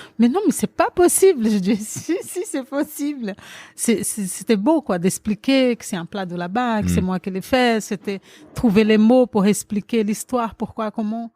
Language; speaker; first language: French; non-native, fluent; Portuguese